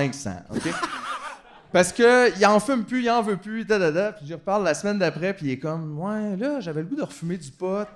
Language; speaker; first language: French; native; French